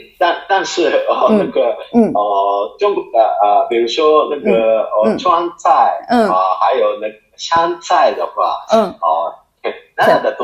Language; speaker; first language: Chinese; non-native, fluent; Japanese